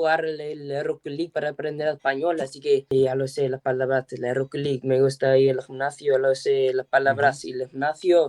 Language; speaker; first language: Spanish; non-native, learner; English